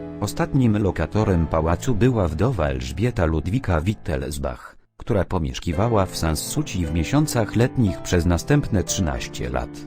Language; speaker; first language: Polish; native; Polish